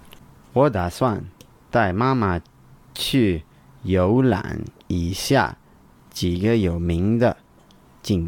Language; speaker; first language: Chinese; non-native, learner; English